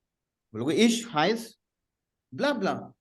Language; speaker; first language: German; non-native, fluent; Hindi